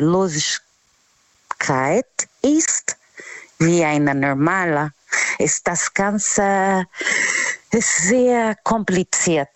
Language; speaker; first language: German; non-native, learner; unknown